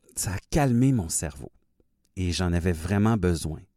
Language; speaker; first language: French; native; French